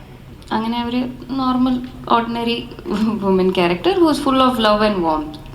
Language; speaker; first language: Malayalam; early bilingual, heritage; Malayalam